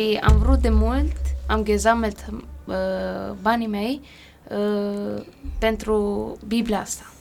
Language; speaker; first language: Romanian; early bilingual, heritage; Romanian